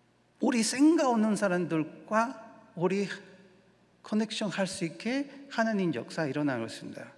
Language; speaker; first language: Korean; non-native, learner; Spanish